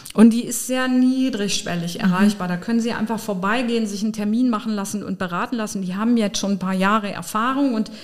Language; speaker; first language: German; native; German